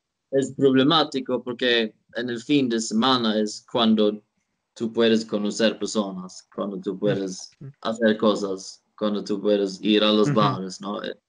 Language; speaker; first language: Spanish; non-native, learner; Swedish